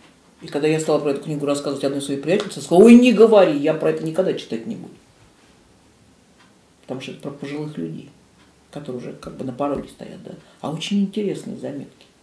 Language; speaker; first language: Russian; native; Russian